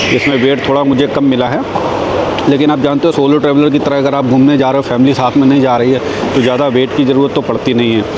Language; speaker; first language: Hindi; native; Hindi